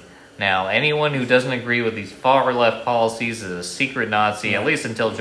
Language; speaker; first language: English; native; English